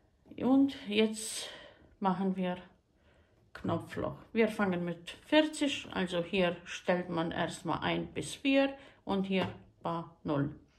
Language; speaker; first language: German; non-native, learner; Croatian